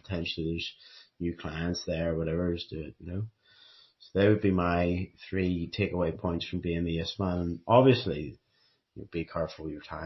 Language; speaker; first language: English; native; English